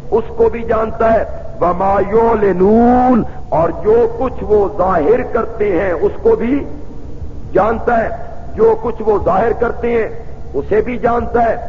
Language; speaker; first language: Urdu; non-native, local second language; Punjabi